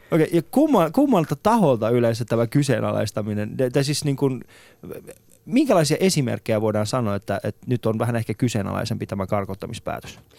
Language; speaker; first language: Finnish; early bilingual, other home language; Persian